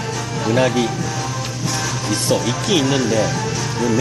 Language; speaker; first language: Korean; non-native, fluent; Japanese